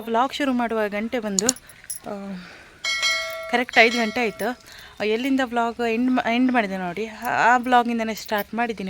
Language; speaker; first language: Kannada; native; Kannada